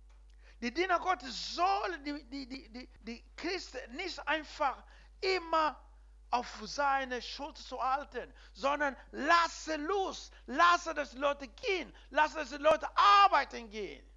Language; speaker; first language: German; non-native, learner; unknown